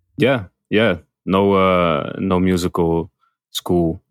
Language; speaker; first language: English; non-native, fluent; Dutch